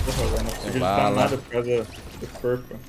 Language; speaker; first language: Portuguese; native; Portuguese